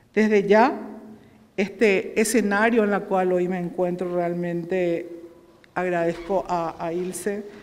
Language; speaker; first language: Spanish; native; Spanish